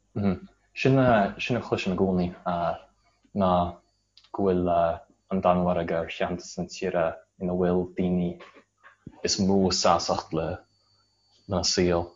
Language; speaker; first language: Irish; non-native, fluent; English